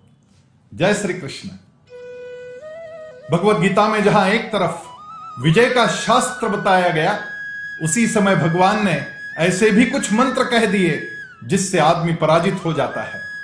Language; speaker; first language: Hindi; native; Hindi